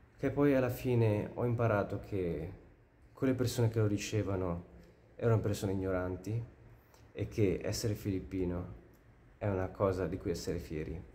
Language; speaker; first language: Italian; early bilingual, other home language; Filipino